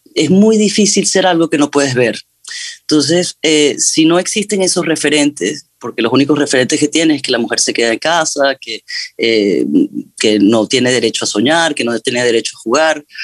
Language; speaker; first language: Spanish; native; Spanish